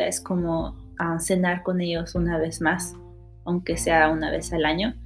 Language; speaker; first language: Spanish; early bilingual, heritage; Spanish